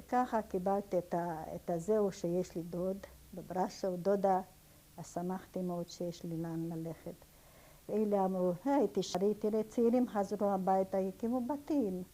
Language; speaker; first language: Hebrew; non-native, fluent; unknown